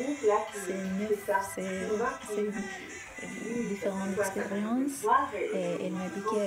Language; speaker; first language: French; non-native, fluent; Persian